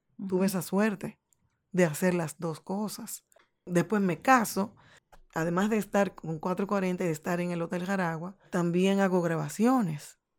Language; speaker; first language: Spanish; native; Spanish